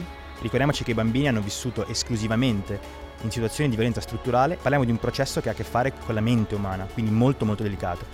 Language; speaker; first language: Italian; native; Italian